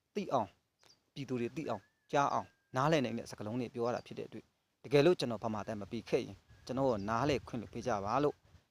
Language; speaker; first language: Burmese; native; Burmese